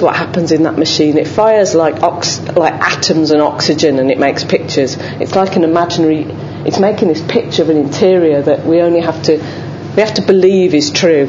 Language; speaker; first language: English; native; English